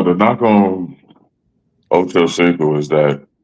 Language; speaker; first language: English; native; English